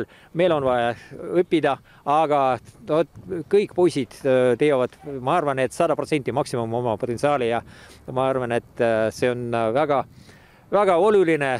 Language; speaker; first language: Estonian; non-native, local second language; Russian